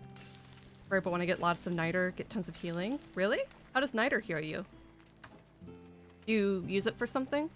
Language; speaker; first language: English; native; English